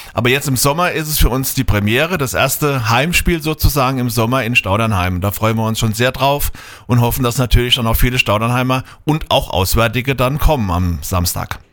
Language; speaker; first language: German; native; German